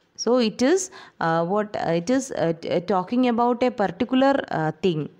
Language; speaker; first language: English; non-native, local second language; Malayalam